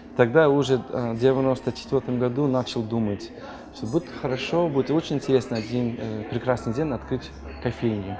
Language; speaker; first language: Russian; non-native, fluent; English